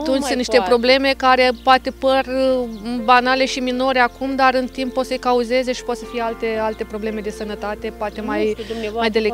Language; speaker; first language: Romanian; native; Romanian